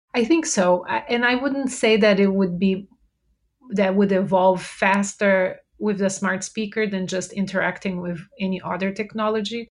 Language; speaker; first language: English; non-native, fluent; Portuguese